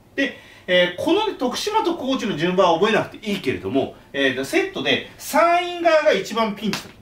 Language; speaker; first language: Japanese; native; Japanese